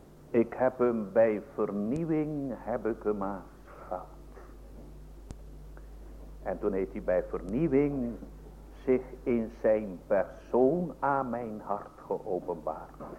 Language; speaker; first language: Dutch; native; Dutch